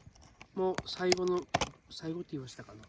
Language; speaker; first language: Japanese; native; Japanese